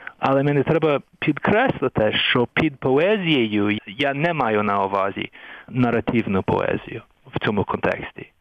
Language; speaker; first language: Ukrainian; non-native, fluent; English